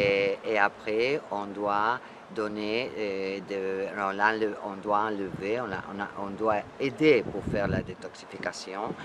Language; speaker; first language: French; non-native, fluent; Spanish